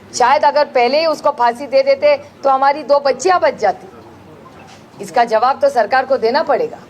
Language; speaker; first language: Hindi; non-native, local second language; Marathi